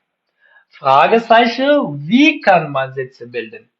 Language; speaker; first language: German; non-native, fluent; Pashto